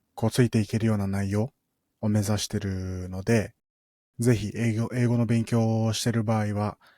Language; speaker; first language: Japanese; early bilingual, other home language; Filipino